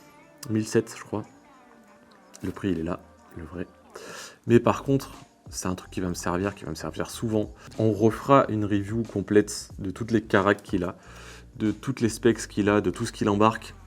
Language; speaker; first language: French; native; French